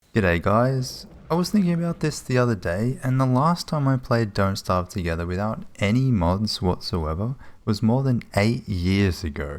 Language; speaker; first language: English; native; English